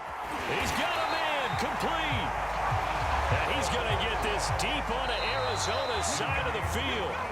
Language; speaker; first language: English; native; English